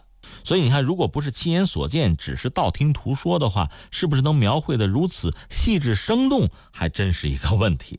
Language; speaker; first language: Chinese; native; Chinese